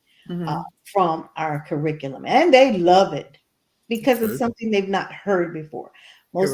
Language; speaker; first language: English; native; English